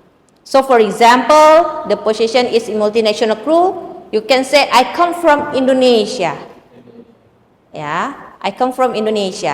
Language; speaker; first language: English; non-native, fluent; Indonesian